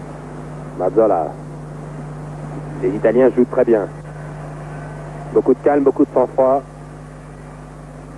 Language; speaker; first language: French; native; French